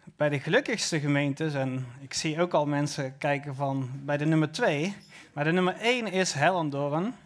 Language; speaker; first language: Dutch; native; Dutch